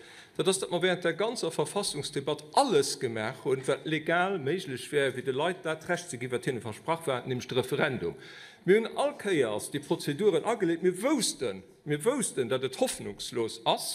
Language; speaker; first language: German; non-native, local second language; Luxembourgish